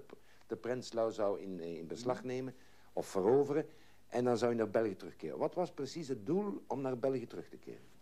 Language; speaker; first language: Dutch; native; Dutch